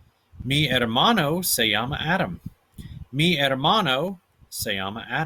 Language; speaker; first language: Spanish; non-native, fluent; English